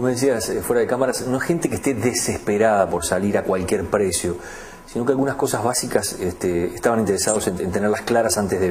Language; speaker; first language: Spanish; native; Spanish